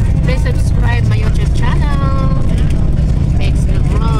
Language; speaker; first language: English; non-native, local second language; Filipino